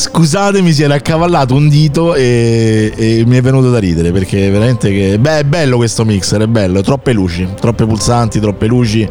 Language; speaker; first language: Italian; native; Italian